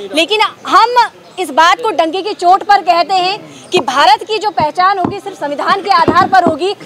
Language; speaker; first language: Hindi; native; Hindi